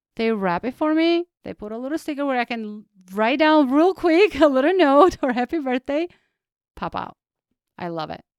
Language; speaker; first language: English; non-native, fluent; Georgian